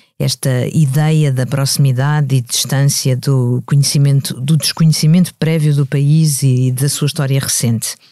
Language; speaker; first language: Portuguese; native; Portuguese